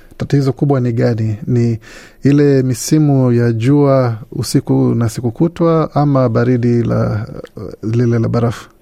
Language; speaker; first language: Swahili; native; Swahili